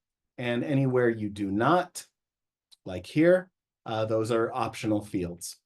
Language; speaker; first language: English; native; English